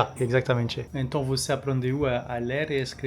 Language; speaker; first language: Portuguese; non-native, learner; French